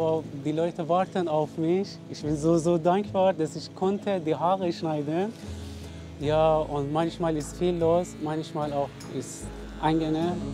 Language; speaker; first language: German; non-native, learner; Persian